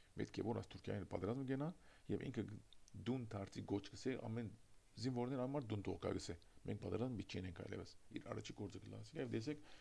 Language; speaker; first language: Armenian; early bilingual, heritage; Armenian